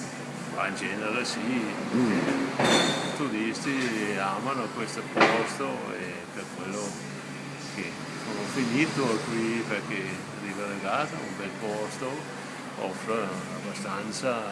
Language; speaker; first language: Italian; non-native, fluent; Danish